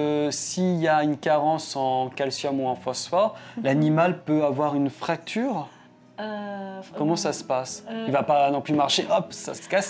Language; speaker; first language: French; native; French